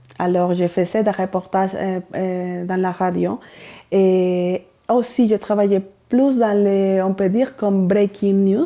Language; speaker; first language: French; non-native, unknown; Spanish